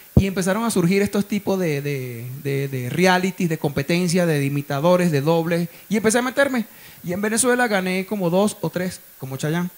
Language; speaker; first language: Spanish; native; Spanish